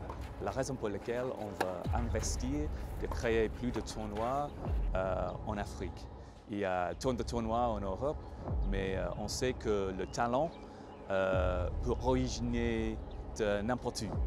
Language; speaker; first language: French; non-native, fluent; English